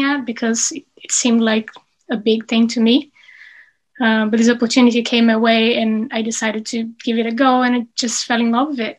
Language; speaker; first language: English; non-native, fluent; Portuguese